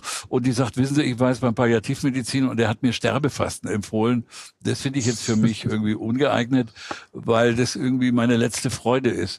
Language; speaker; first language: German; native; German